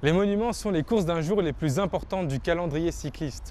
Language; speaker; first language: French; native; French